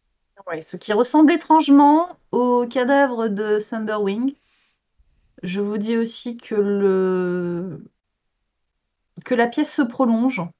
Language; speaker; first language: French; native; French